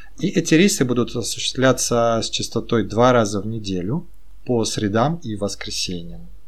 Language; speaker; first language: Russian; native; Russian